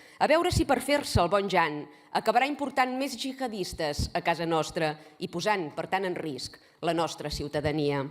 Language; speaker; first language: Catalan; native; Catalan